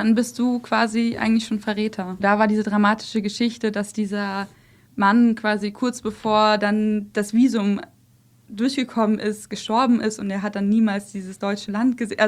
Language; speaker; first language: German; early bilingual, other home language; Russian